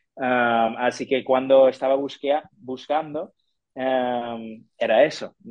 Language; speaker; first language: Spanish; non-native, fluent; English